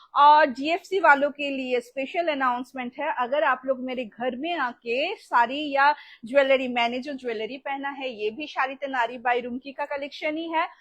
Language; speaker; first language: Hindi; non-native, local second language; Bangla